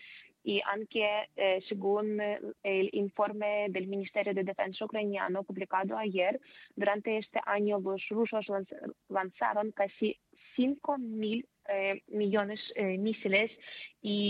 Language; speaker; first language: Spanish; non-native, fluent; Ukrainian